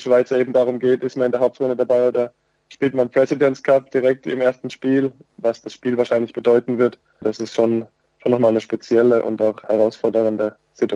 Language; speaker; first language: German; native; German